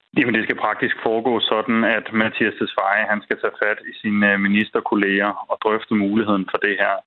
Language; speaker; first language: Danish; native; Danish